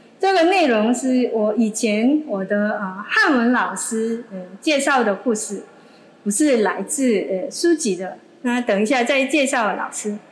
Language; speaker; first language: Chinese; non-native, fluent; Korean